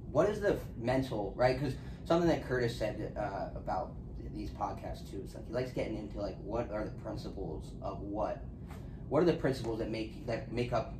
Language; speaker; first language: English; native; English